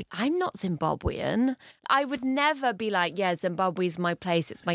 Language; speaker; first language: English; early bilingual, heritage; English